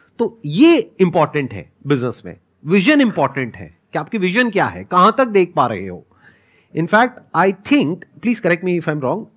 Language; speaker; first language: Hindi; native; Hindi